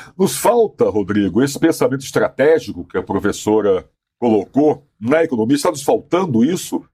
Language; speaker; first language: Portuguese; native; Portuguese